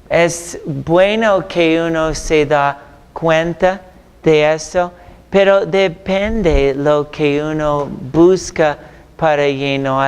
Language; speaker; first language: Spanish; non-native, fluent; English